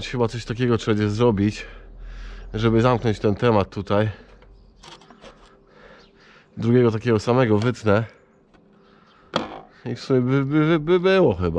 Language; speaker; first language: Polish; native; Polish